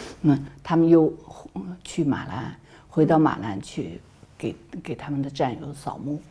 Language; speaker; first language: Chinese; native; Chinese